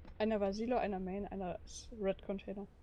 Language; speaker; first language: German; native; German